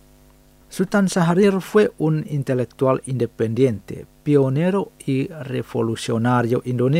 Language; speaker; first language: Spanish; non-native, fluent; Indonesian